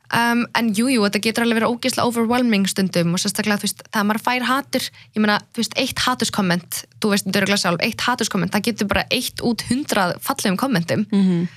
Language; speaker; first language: Icelandic; early bilingual, other home language; Central Kurdish